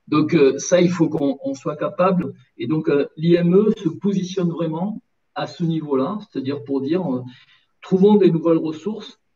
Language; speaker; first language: French; native; French